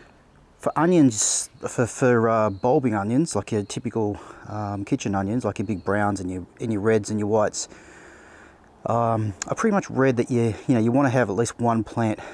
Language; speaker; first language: English; native; English